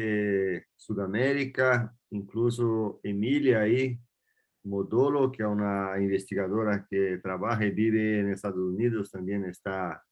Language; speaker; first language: Spanish; non-native, fluent; Portuguese